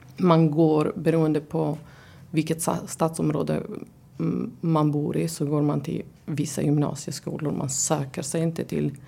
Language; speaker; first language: Swedish; early bilingual, other home language; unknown